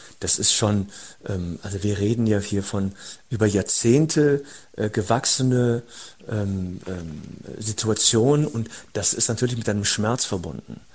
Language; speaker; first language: German; early bilingual, other home language; Turkish